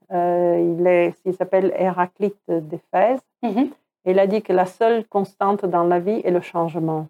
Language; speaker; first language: French; non-native, fluent; Croatian